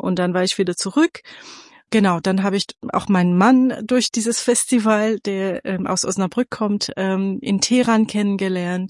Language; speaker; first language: German; non-native, fluent; Persian